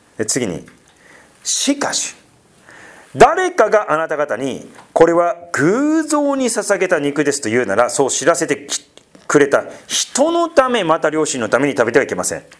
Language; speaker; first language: Japanese; native; Japanese